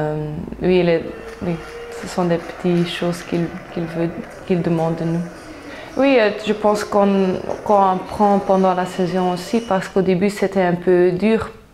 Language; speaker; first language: French; non-native, local second language; Dutch